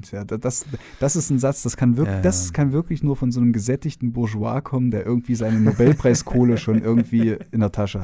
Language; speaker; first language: German; native; German